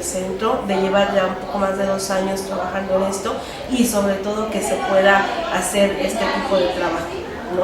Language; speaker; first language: Spanish; native; Spanish